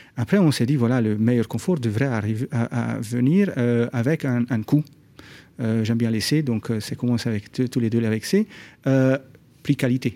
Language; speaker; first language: French; non-native, fluent; Hungarian